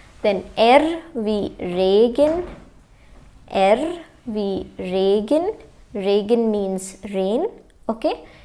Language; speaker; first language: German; non-native, fluent; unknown